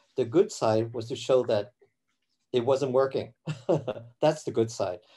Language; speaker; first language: English; early bilingual, other home language; Cantonese